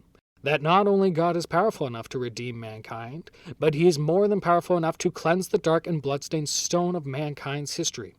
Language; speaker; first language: English; native; English